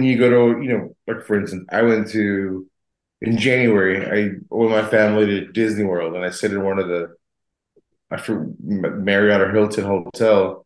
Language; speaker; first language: English; native; English